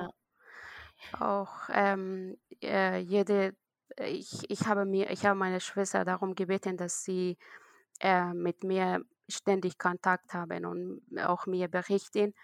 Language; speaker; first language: German; non-native, learner; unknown